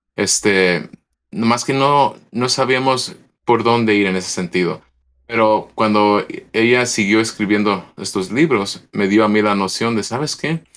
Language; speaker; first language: Spanish; early bilingual, heritage; Spanish